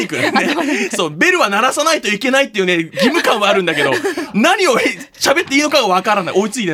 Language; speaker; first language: Japanese; native; Japanese